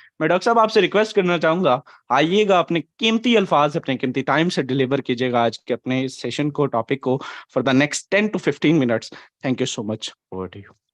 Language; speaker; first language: Urdu; non-native, local second language; Punjabi